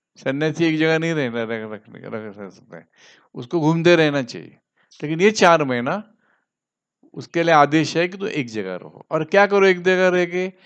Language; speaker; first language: Hindi; non-native, local second language; Marathi